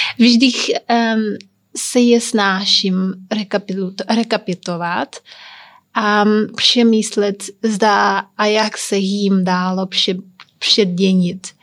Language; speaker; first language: Czech; non-native, learner; Kabuverdianu